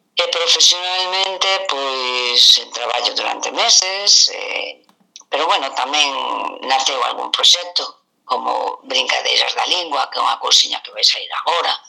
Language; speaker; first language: Galician; non-native, local second language; Spanish